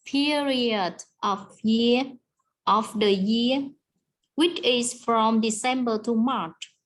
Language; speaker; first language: English; non-native, learner; Vietnamese